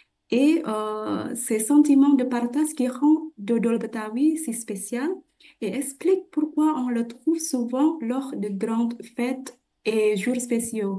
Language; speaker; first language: French; non-native, fluent; Indonesian